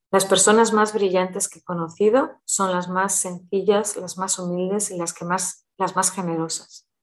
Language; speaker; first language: Spanish; early bilingual, heritage; Spanish